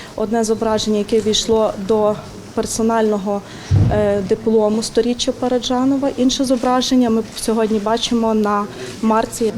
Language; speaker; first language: Ukrainian; native; Ukrainian